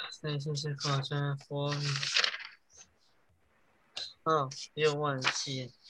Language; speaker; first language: Chinese; early bilingual, heritage; Chinese